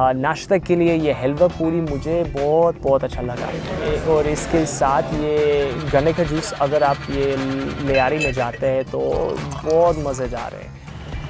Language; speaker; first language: Urdu; non-native, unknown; English